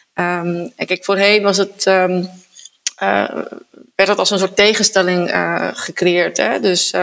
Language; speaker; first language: Dutch; native; Dutch